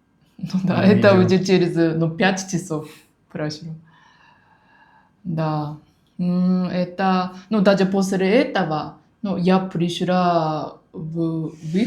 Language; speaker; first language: Russian; non-native, learner; Japanese